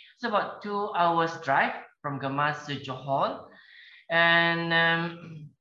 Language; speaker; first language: English; non-native, local second language; Malay